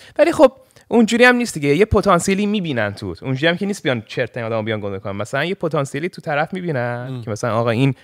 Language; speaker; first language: Persian; early bilingual, heritage; Persian